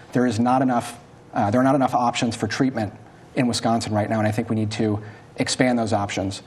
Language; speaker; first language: English; native; English